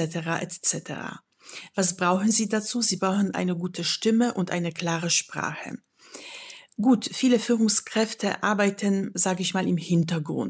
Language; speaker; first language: German; non-native, fluent; Polish